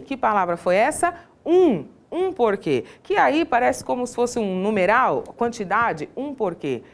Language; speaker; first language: Portuguese; native; Portuguese